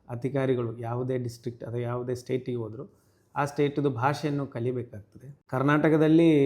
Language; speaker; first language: Kannada; non-native, local second language; Malayalam